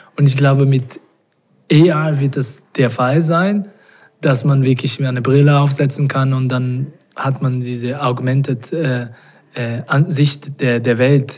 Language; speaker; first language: German; non-native, fluent; Portuguese